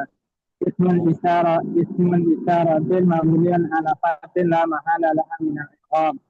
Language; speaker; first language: Arabic; non-native, learner; Indonesian